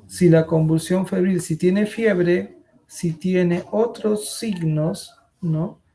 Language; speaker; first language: Spanish; native; Spanish